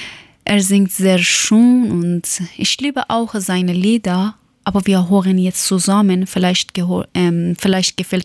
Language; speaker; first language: German; non-native, learner; Persian